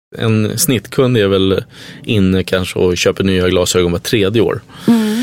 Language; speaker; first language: Swedish; native; Swedish